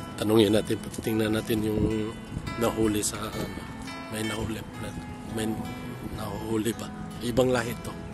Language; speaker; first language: Filipino; non-native, local second language; Cebuano